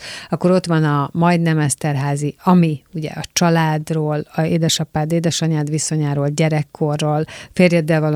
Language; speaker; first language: Hungarian; native; Hungarian